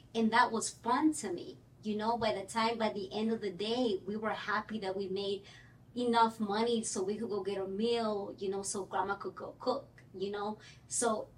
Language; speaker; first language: English; early bilingual, other home language; Spanish